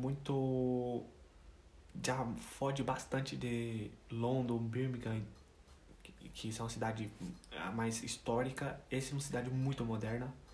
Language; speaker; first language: Portuguese; non-native, fluent; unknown